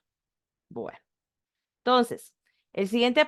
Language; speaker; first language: Spanish; native; Spanish